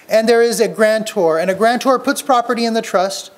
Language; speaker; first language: English; native; English